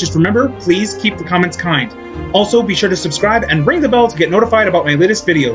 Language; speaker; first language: English; native; English